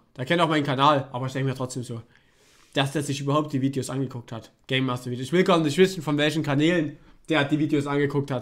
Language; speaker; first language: German; native; German